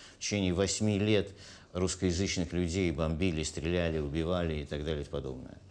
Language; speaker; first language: Russian; native; Russian